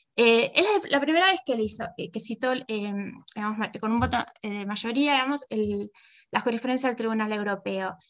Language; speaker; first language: Spanish; native; Spanish